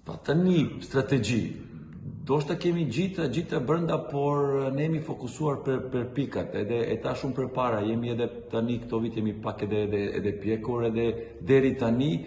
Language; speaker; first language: Albanian; non-native, learner; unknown